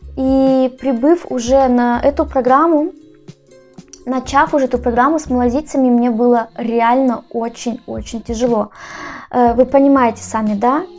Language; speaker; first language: Russian; native; Russian